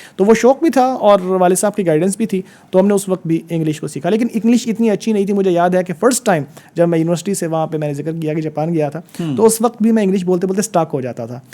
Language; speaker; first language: Urdu; native; Urdu